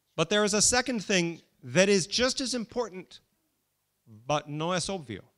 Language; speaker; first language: English; native; English